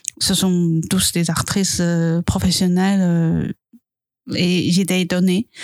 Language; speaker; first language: French; non-native, fluent; Chinese